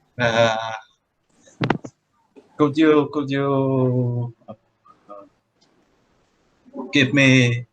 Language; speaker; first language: English; non-native, learner; Indonesian